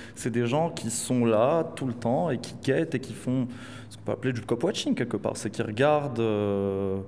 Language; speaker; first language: French; non-native, local second language; Arabic